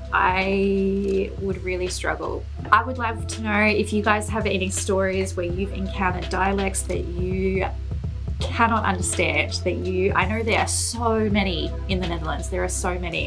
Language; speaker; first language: English; native; English